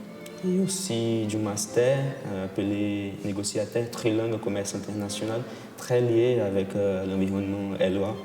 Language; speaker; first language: French; non-native, fluent; Portuguese